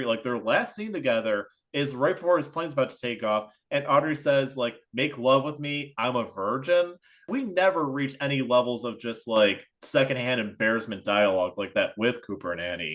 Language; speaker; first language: English; native; English